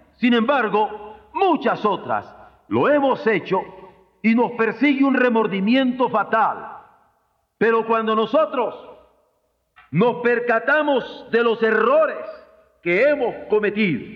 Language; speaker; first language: Spanish; native; Spanish